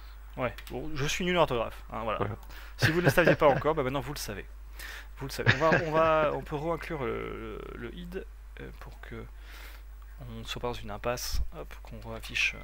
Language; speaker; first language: French; native; French